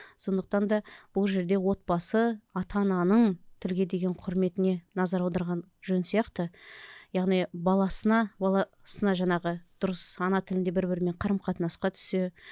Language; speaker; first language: Kazakh; native; Kazakh